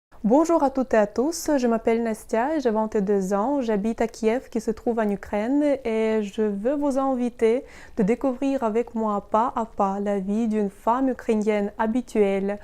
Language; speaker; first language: French; non-native, fluent; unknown